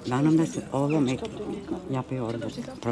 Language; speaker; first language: Turkish; non-native, learner; Albanian